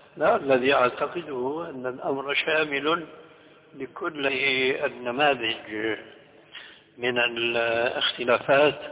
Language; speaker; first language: Arabic; early bilingual, other home language; Albanian